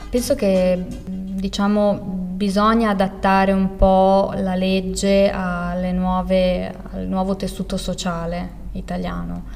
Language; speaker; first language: Italian; early bilingual, other home language; Albanian